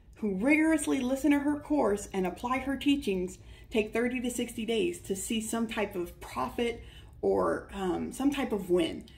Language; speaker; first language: English; native; English